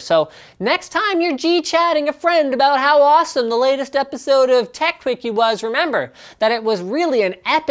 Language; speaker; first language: English; native; English